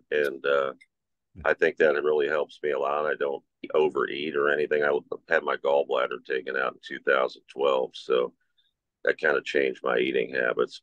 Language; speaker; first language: English; native; English